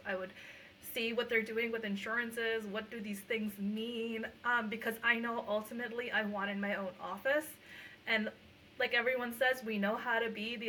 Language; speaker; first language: English; early bilingual, other home language; Punjabi